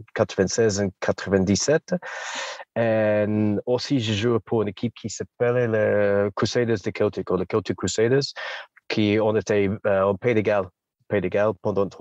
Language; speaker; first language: French; non-native, fluent; English